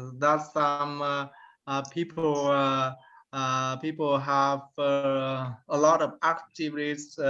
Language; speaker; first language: English; non-native, learner; Vietnamese